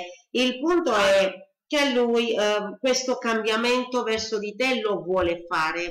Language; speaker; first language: Italian; native; Italian